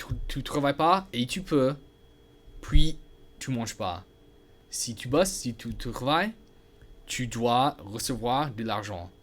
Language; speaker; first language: French; non-native, learner; English